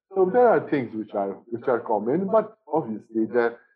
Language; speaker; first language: English; non-native, fluent; Maltese